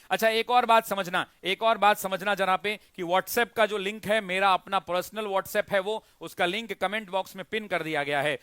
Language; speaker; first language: Hindi; native; Hindi